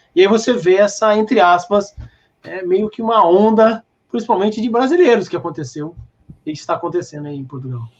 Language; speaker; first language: Portuguese; native; Portuguese